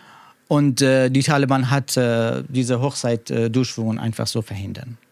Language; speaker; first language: German; non-native, learner; Persian